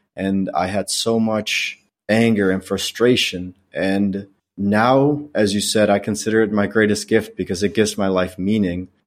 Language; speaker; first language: English; non-native, fluent; Dutch